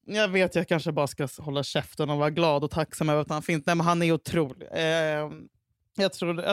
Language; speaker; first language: Swedish; native; Swedish